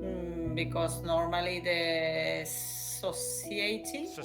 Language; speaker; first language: English; non-native, learner; Spanish